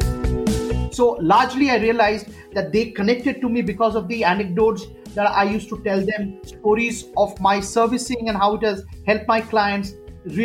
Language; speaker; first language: English; non-native, local second language; Bangla